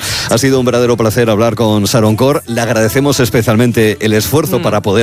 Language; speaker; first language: Spanish; native; Spanish